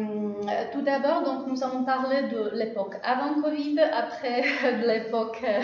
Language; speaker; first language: French; non-native, fluent; Czech